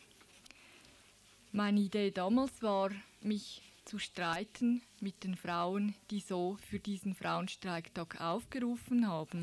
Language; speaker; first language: German; native; German